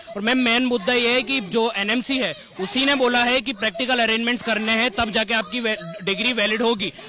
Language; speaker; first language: Hindi; native; Hindi